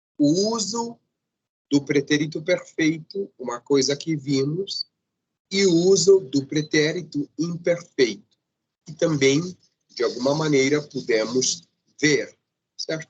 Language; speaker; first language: Portuguese; non-native, fluent; Spanish